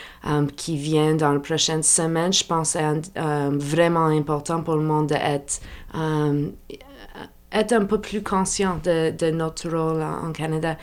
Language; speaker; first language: French; non-native, local second language; English